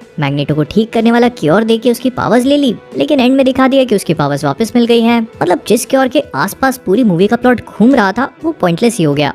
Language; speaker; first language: Hindi; native; Hindi